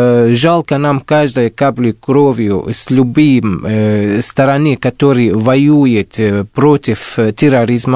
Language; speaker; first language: Russian; non-native, fluent; Arabic